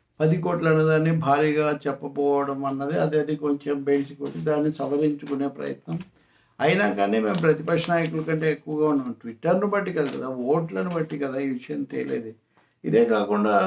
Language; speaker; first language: Telugu; native; Telugu